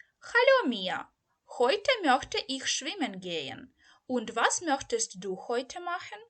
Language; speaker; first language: German; non-native, learner; Ukrainian